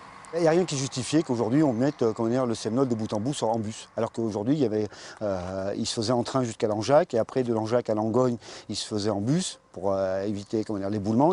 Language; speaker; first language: French; native; French